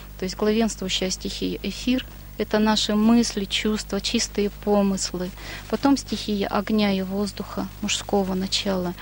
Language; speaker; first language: Russian; native; Russian